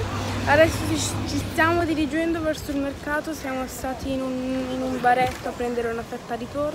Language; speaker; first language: Italian; native; Italian